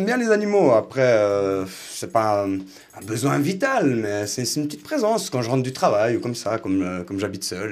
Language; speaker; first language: French; native; French